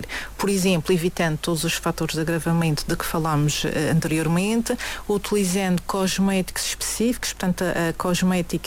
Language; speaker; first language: Portuguese; native; Portuguese